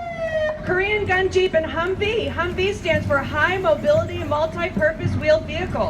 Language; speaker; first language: English; native; English